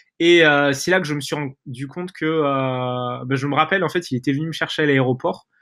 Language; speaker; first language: French; native; French